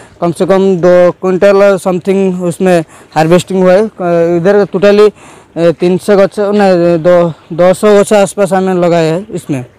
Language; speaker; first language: Hindi; non-native, local second language; Odia